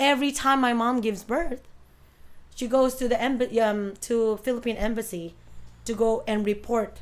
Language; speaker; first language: English; non-native, local second language; Iloko